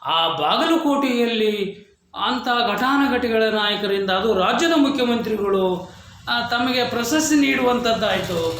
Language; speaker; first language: Kannada; native; Kannada